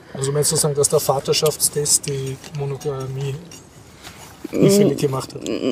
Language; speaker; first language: German; native; German